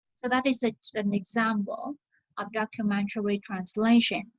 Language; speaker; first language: English; non-native, fluent; Vietnamese